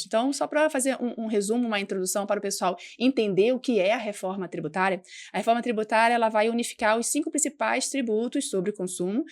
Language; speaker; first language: Portuguese; native; Portuguese